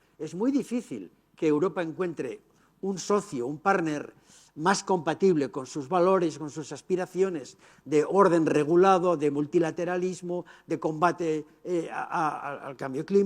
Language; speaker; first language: Spanish; native; Spanish